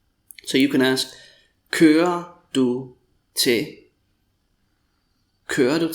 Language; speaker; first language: Danish; non-native, fluent; English